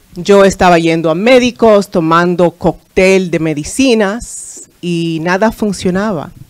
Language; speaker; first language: Spanish; early bilingual, heritage; Spanish